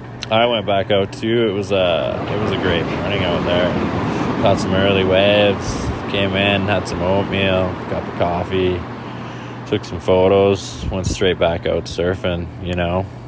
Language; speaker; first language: English; native; English